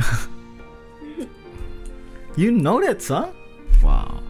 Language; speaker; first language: English; non-native, fluent; Indonesian